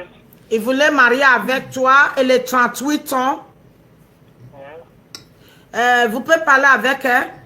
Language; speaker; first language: French; non-native, learner; Bini